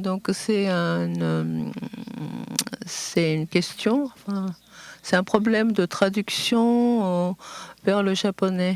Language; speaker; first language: French; non-native, fluent; Japanese